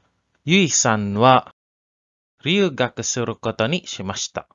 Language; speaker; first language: Japanese; non-native, learner; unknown